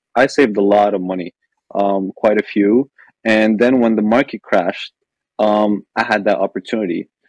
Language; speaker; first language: English; non-native, fluent; Arabic